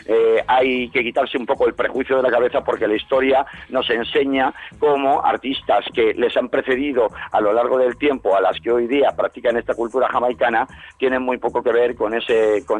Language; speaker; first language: Spanish; native; Spanish